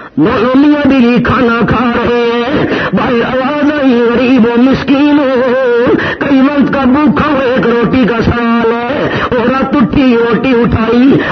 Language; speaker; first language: Urdu; non-native, local second language; Saraiki